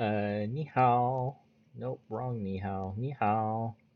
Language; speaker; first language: Chinese; non-native, learner; English